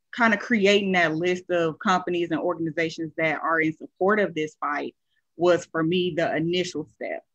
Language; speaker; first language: English; native; English